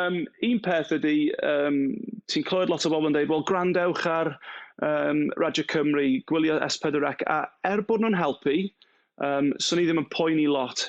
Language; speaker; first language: Welsh; non-native, local second language; English